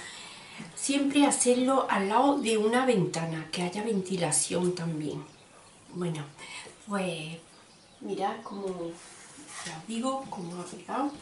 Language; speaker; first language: Spanish; native; Spanish